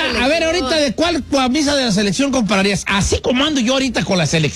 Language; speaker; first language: Spanish; native; Spanish